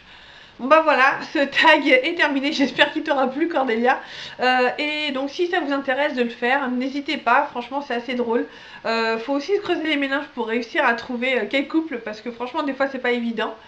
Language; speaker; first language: French; native; French